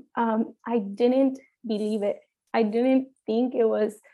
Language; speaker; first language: English; early bilingual, other home language; Spanish